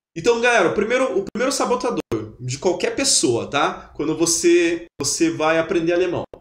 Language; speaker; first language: Portuguese; native; Portuguese